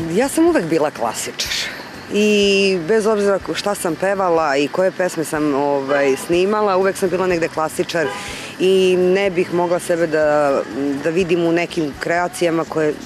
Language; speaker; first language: Serbian; native; Serbian